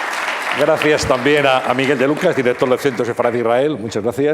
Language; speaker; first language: Spanish; native; Spanish